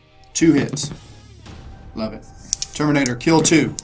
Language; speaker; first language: English; native; English